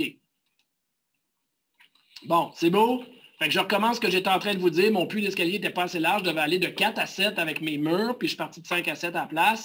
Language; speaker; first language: French; native; French